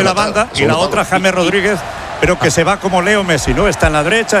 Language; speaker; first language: Spanish; native; Spanish